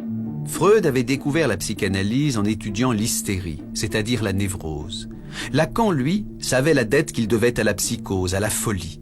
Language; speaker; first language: French; native; French